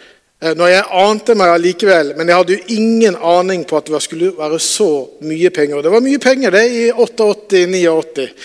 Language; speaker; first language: Norwegian; native; Norwegian